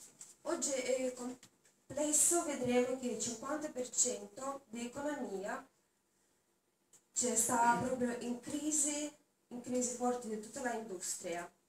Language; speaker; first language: Italian; non-native, learner; Russian